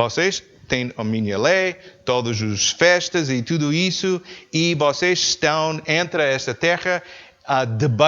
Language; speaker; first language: Portuguese; non-native, learner; English